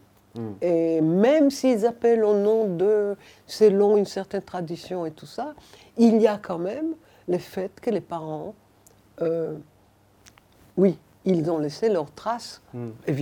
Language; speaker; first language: French; non-native, fluent; Hebrew